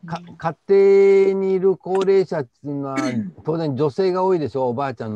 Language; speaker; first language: Japanese; native; Japanese